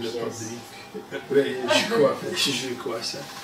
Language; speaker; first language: French; non-native, learner; English